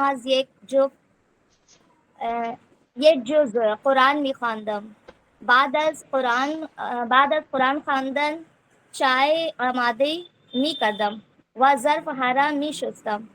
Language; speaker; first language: Persian; non-native, learner; Urdu